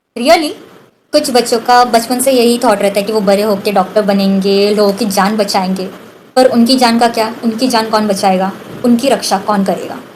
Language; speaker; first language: Hindi; non-native, local second language; Bangla